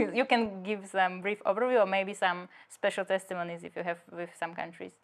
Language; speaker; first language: English; non-native, fluent; Slovak